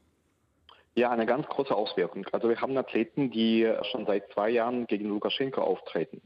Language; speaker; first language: German; non-native, fluent; Russian